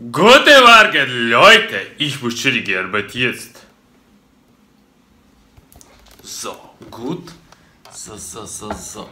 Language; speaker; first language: German; non-native, learner; Russian